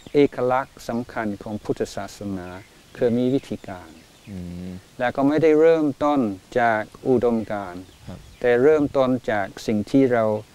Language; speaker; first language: Thai; non-native, fluent; English